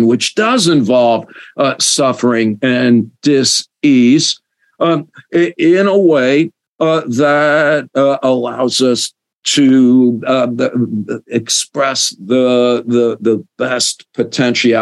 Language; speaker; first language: English; native; English